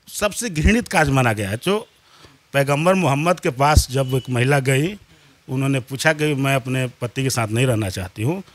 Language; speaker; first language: Hindi; native; Hindi